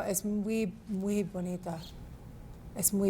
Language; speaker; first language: Spanish; non-native, learner; English